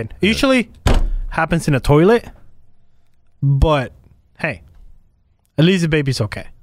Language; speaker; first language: English; native; English